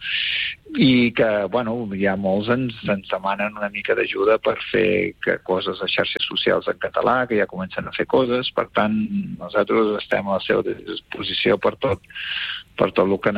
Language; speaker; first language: Catalan; native; Catalan